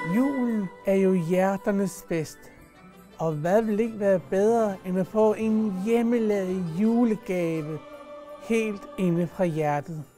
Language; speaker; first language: Danish; native; Danish